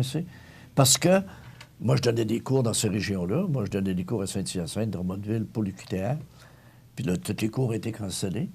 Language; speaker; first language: French; native; French